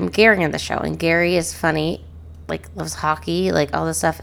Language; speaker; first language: English; native; English